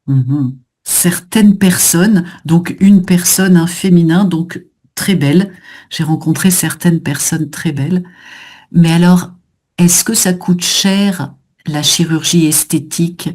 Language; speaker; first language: French; native; French